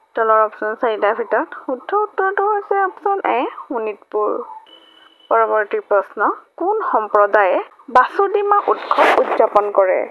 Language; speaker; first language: Assamese; native; Assamese